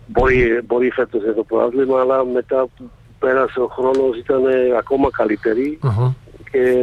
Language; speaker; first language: Greek; non-native, fluent; Slovak